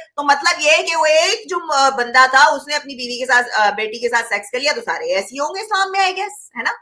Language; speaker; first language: Urdu; native; Urdu